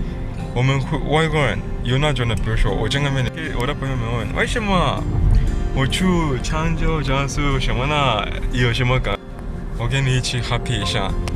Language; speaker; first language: Chinese; non-native, fluent; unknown